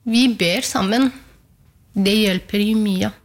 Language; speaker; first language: Norwegian; non-native, learner; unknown